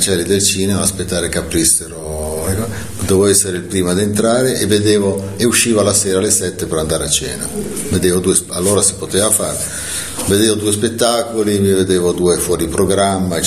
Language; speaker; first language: Italian; native; Italian